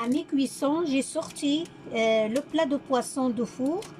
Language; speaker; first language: French; non-native, local second language; Arabic